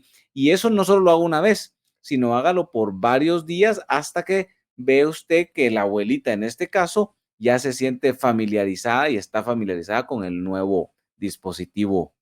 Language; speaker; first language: Spanish; native; Spanish